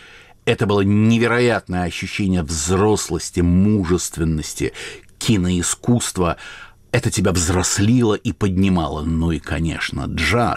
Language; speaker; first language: Russian; native; Russian